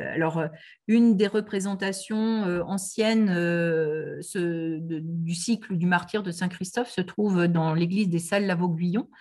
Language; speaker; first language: French; native; French